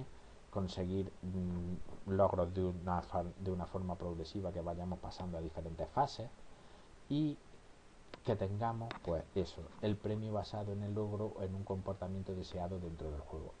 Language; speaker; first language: Spanish; native; Spanish